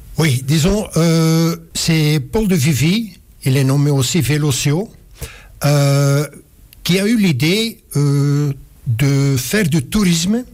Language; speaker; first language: French; non-native, local second language; Dutch